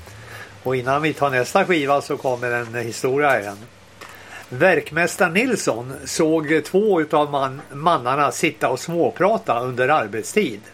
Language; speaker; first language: Swedish; native; Swedish